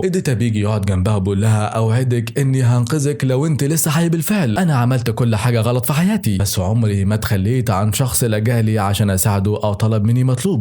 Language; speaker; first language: Arabic; native; Arabic